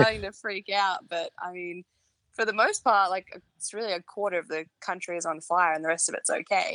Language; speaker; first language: English; native; English